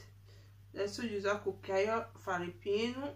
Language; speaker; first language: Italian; non-native, learner; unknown